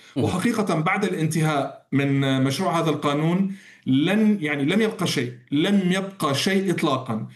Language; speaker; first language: Arabic; native; Arabic